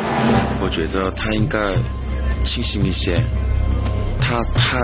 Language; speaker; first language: Chinese; non-native, fluent; Korean